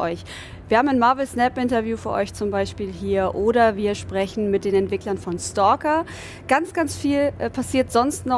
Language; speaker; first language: German; native; German